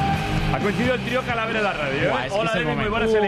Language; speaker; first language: Spanish; native; Spanish